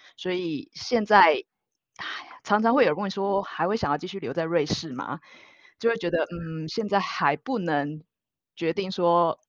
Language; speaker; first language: Chinese; native; Chinese